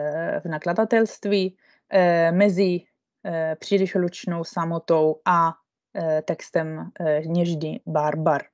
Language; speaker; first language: Czech; non-native, fluent; Italian